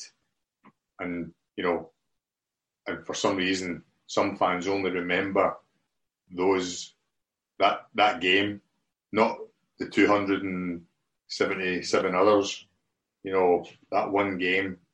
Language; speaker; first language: English; native; English